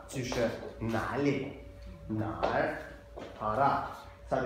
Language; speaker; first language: Chinese; non-native, fluent; Azerbaijani